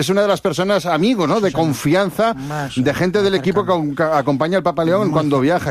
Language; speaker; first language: Spanish; native; Spanish